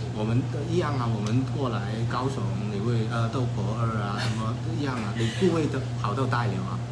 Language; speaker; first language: Chinese; non-native, fluent; Cantonese